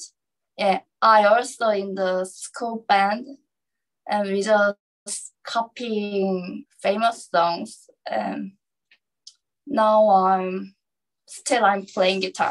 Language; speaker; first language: English; non-native, learner; Korean